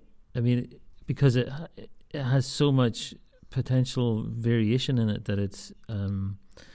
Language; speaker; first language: English; native; English